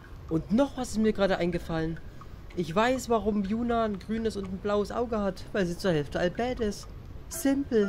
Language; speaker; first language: German; native; German